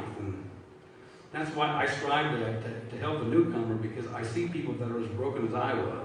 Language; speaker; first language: English; native; English